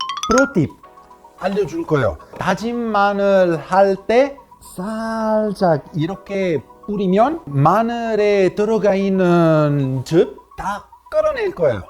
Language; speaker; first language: Korean; non-native, fluent; Italian